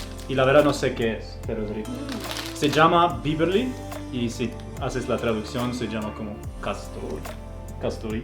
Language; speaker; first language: Spanish; non-native, fluent; German